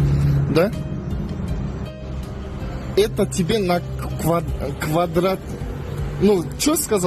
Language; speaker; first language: Russian; non-native, local second language; Kazakh